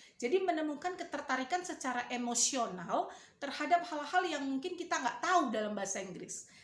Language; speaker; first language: Indonesian; native; Indonesian